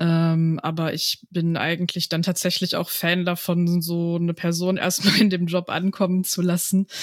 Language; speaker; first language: German; native; German